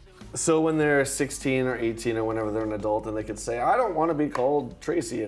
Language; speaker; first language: English; native; English